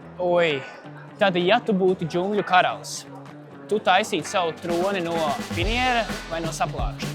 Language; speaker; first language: Latvian; native; Latvian